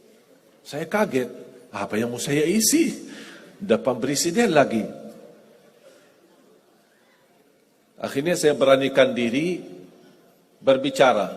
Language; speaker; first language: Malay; non-native, fluent; Arabic